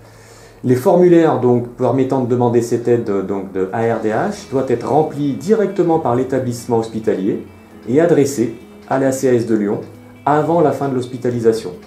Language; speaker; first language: French; native; French